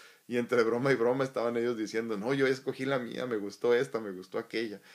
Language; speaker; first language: Spanish; native; Spanish